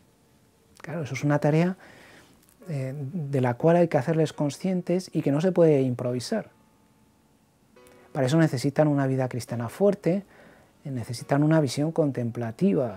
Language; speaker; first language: Spanish; native; Spanish